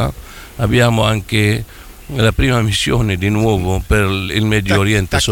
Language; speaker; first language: Italian; non-native, fluent; Arabic